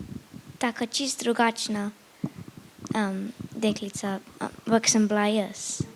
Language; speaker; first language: Slovenian; early bilingual, heritage; Slovenian